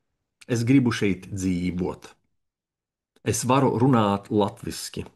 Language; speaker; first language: Latvian; non-native, learner; Russian